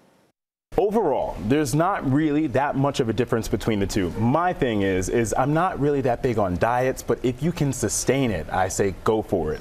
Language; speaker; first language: English; native; English